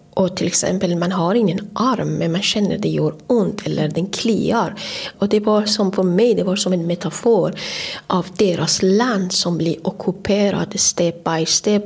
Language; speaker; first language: Swedish; non-native, fluent; Kurdish